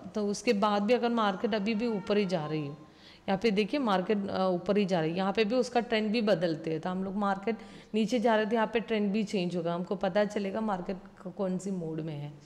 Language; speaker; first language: Hindi; non-native, local second language; Malayalam